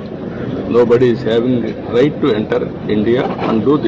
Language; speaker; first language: English; non-native, local second language; Telugu